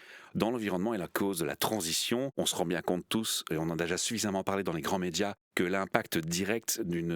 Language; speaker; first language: French; native; French